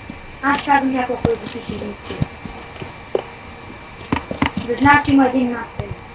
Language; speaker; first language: Bulgarian; native; Bulgarian